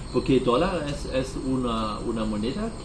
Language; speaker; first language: Spanish; non-native, learner; German